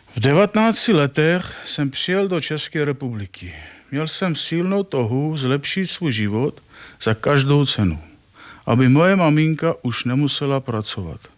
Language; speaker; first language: Czech; non-native, fluent; Armenian